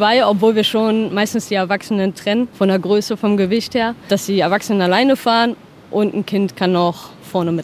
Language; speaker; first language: German; native; German